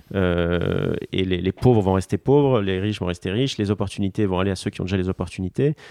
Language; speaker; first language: French; non-native, local second language; Arabic